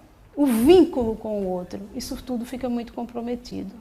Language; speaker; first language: Portuguese; native; Portuguese